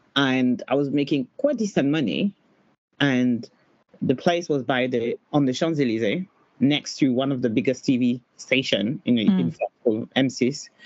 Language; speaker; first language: English; non-native, fluent; French